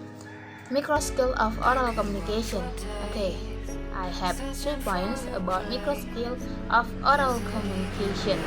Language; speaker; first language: English; non-native, learner; Indonesian